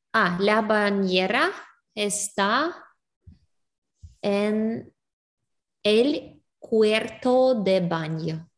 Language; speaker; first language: Spanish; non-native, learner; English